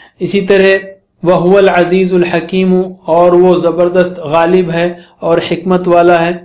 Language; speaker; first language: Urdu; native; Urdu